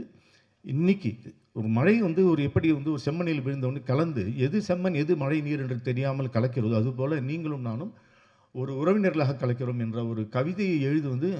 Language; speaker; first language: Tamil; native; Tamil